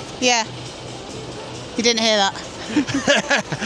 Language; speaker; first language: English; native; English